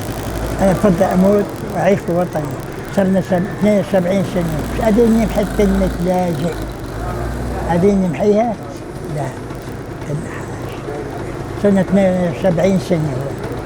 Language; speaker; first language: Arabic; native; Arabic